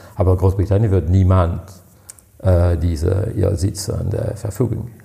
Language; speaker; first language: German; non-native, fluent; French